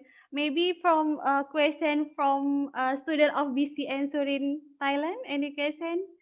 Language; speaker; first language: English; non-native, learner; Indonesian